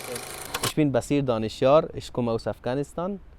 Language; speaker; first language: German; non-native, learner; Persian